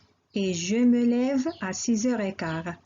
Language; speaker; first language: French; non-native, local second language; Arabic